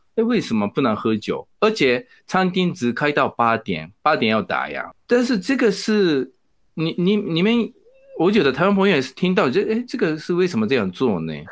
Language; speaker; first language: Chinese; non-native, fluent; Japanese